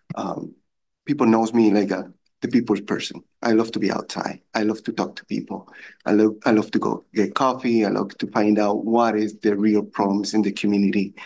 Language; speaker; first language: English; non-native, fluent; Spanish